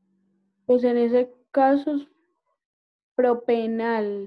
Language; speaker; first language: Spanish; native; Spanish